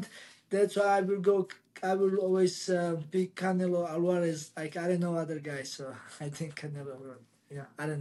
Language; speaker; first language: English; non-native, learner; Georgian